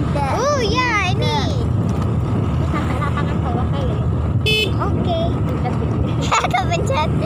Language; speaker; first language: Indonesian; native; Indonesian